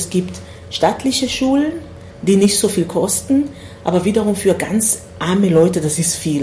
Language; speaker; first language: German; non-native, fluent; Swahili